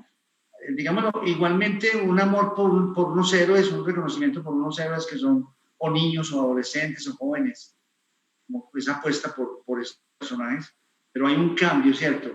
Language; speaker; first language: Spanish; native; Spanish